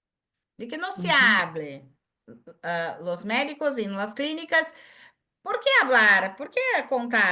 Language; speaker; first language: Spanish; non-native, learner; Portuguese